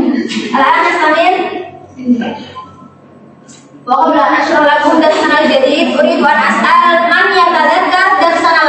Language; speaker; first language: Arabic; non-native, learner; Indonesian